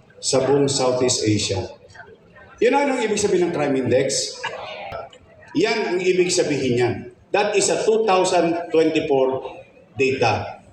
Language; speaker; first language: Filipino; native; Filipino